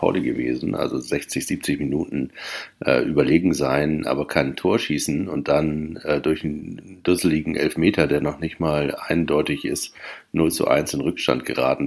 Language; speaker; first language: German; native; German